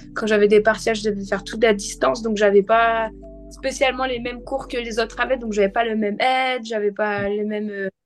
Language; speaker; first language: French; native; French